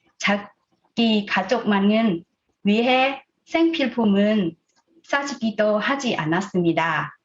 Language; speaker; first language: Korean; non-native, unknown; Thai